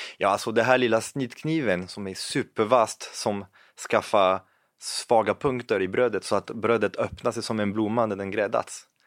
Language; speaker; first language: Swedish; non-native, fluent; French